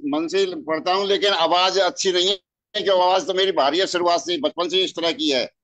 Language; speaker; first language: Hindi; native; Hindi